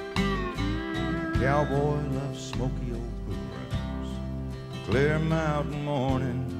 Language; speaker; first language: English; native; English